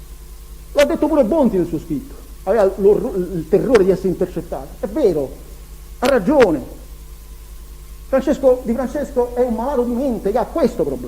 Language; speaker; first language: Italian; native; Italian